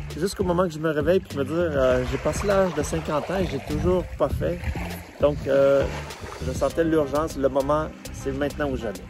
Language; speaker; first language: French; native; French